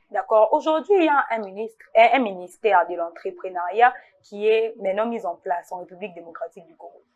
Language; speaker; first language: French; non-native, local second language; Lingala